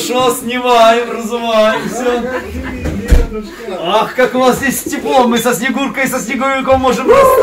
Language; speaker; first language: Russian; native; Russian